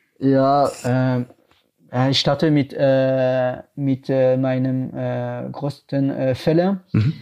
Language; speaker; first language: German; non-native, fluent; French